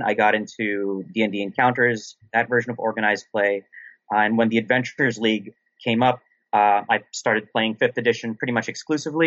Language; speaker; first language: English; non-native, local second language; Filipino